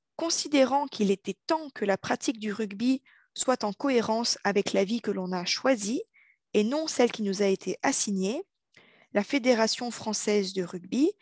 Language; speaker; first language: French; native; French